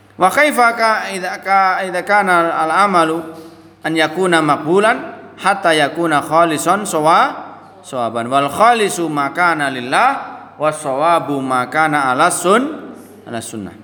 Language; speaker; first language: Arabic; non-native, fluent; Indonesian